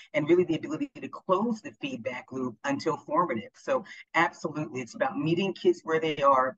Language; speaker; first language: English; native; English